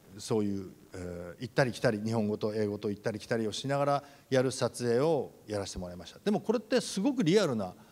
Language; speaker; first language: Japanese; native; Japanese